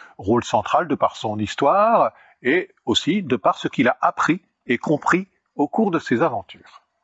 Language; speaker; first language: French; native; French